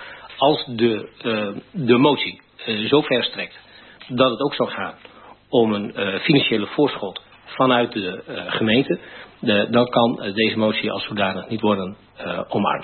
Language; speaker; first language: Dutch; native; Dutch